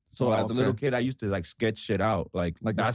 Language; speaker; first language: English; early bilingual, other home language; Spanish